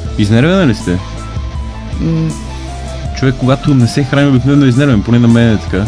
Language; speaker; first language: Bulgarian; native; Bulgarian